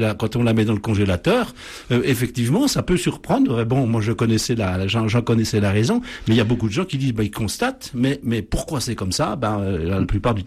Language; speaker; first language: French; native; French